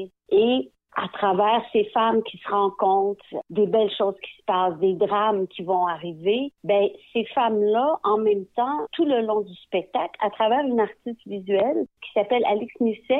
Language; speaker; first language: French; native; French